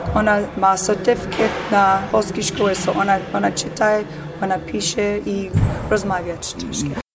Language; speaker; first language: Polish; early bilingual, heritage; English